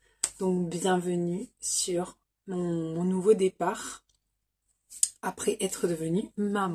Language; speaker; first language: French; native; French